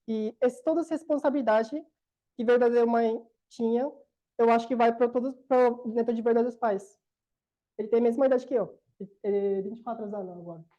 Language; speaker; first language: Portuguese; non-native, learner; Korean